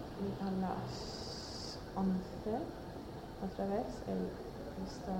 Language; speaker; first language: Spanish; non-native, learner; Swedish